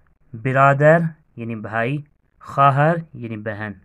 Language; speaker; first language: Persian; non-native, learner; Urdu